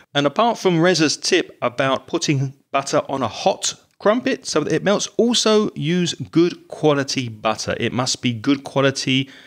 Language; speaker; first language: English; native; English